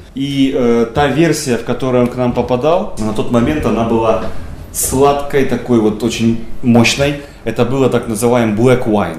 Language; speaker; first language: Russian; native; Russian